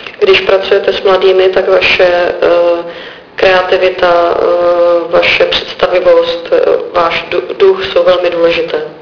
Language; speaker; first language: Czech; native; Czech